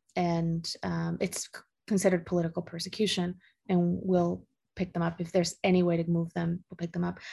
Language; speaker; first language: English; early bilingual, other home language; Spanish